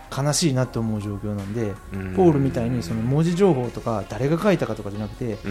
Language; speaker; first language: Japanese; native; Japanese